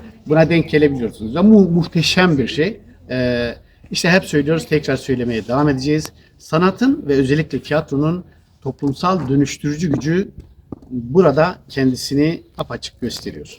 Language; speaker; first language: Turkish; native; Turkish